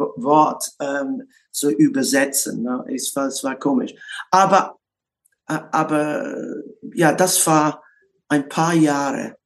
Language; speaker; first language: German; non-native, learner; English